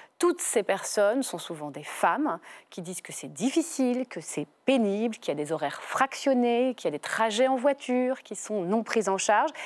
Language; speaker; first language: French; native; French